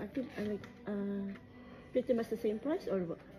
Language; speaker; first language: English; non-native, learner; Filipino